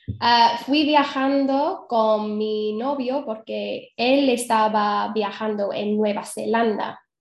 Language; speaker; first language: Spanish; non-native, fluent; English